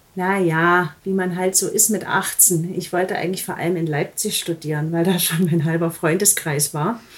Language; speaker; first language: German; native; German